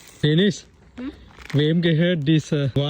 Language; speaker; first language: German; non-native, fluent; Sinhala